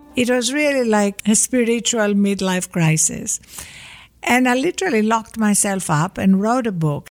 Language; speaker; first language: English; non-native, fluent; Greek